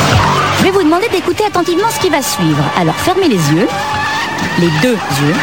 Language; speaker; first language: French; native; French